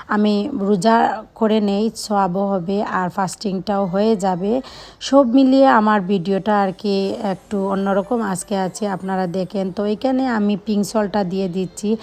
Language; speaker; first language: Bangla; non-native, local second language; Sylheti